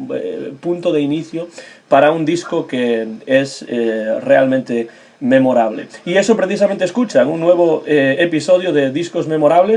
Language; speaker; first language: Spanish; native; Spanish